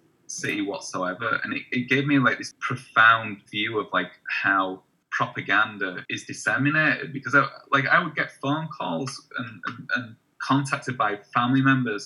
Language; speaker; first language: English; native; English